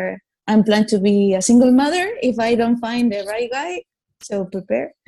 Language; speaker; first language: English; non-native, fluent; Italian